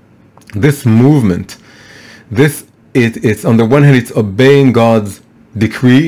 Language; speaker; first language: English; non-native, fluent; Hebrew